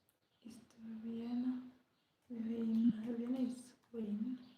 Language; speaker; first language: German; non-native, learner; Luyia